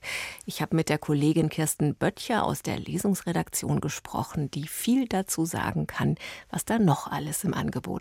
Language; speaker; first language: German; native; German